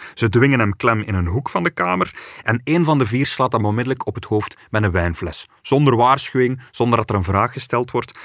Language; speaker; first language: Dutch; native; Dutch